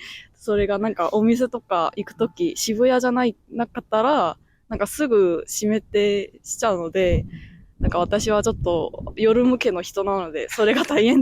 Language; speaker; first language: Japanese; non-native, fluent; Korean